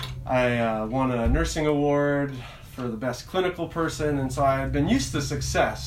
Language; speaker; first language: English; native; English